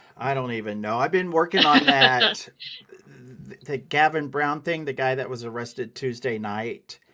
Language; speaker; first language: English; native; English